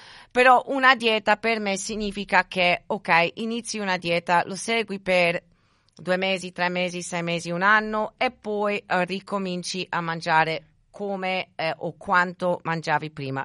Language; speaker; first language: Italian; early bilingual, other home language; English